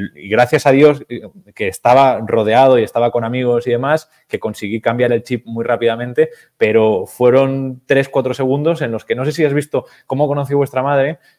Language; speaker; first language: Spanish; native; Spanish